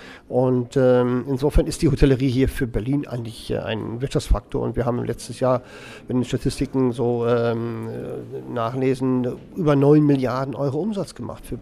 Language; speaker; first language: German; native; German